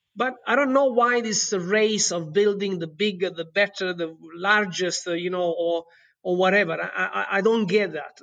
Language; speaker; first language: English; non-native, fluent; Italian